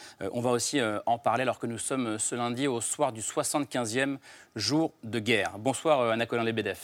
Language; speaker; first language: French; native; French